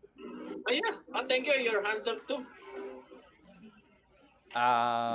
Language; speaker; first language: English; non-native, learner; Filipino